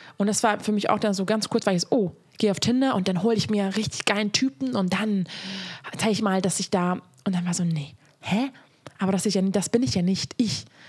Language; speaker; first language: German; non-native, fluent; Hungarian